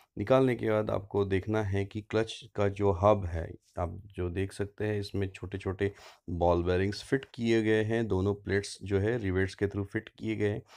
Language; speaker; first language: Hindi; non-native, local second language; Marathi